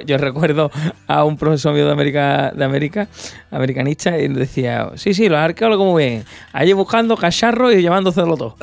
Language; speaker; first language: Spanish; native; Spanish